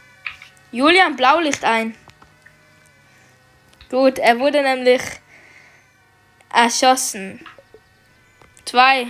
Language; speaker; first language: German; native; German